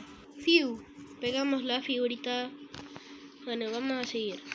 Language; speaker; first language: Spanish; native; Spanish